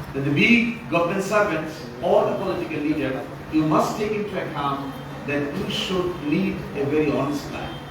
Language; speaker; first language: English; non-native, local second language; Bangla